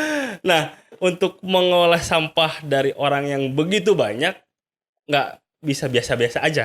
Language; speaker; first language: Indonesian; native; Indonesian